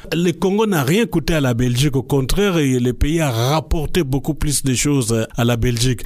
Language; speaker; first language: French; non-native, local second language; Lingala